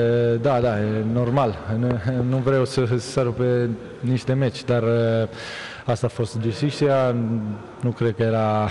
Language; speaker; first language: Romanian; non-native, learner; Italian